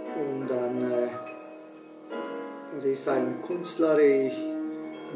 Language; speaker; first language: German; non-native, fluent; Spanish